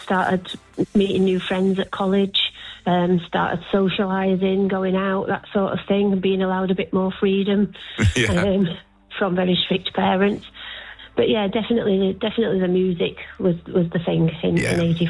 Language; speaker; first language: English; native; English